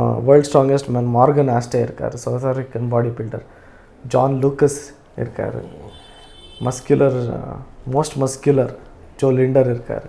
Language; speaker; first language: Tamil; non-native, learner; Kannada